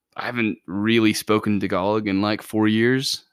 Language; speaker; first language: English; native; English